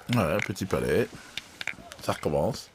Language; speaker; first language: French; native; French